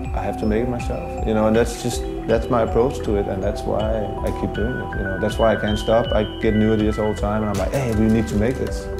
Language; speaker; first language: English; non-native, fluent; Danish